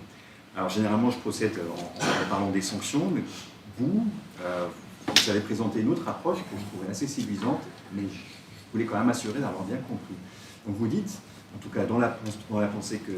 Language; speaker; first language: French; native; French